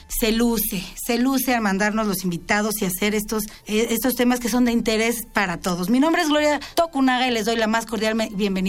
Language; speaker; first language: Spanish; native; Spanish